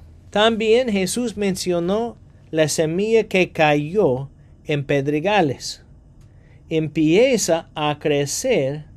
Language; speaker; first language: Spanish; non-native, fluent; English